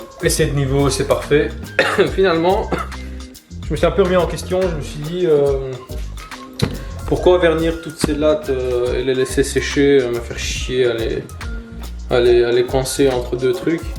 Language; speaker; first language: French; native; French